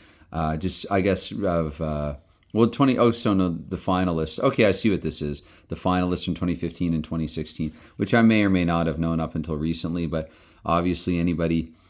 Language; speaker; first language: English; native; English